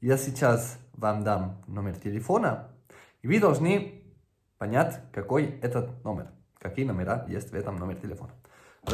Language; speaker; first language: Russian; non-native, fluent; Catalan